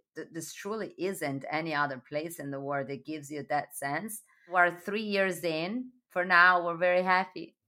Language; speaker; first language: English; non-native, fluent; Italian